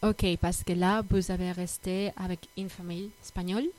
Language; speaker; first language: French; non-native, fluent; Spanish